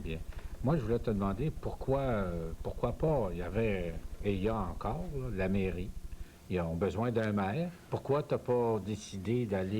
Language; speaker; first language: French; native; French